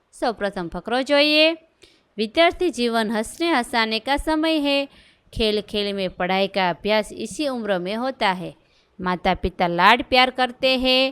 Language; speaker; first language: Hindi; non-native, local second language; Gujarati